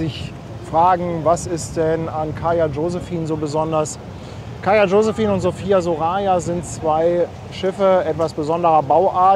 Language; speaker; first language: German; native; German